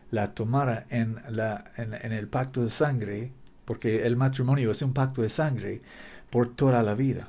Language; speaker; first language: Spanish; non-native, learner; English